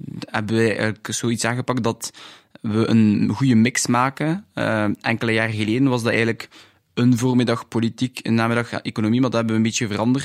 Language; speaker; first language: Dutch; non-native, local second language; French